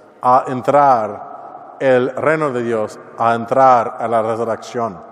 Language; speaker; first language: Spanish; non-native, learner; English